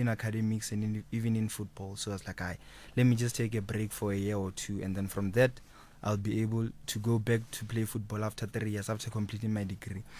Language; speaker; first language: English; non-native, local second language; Northern Sotho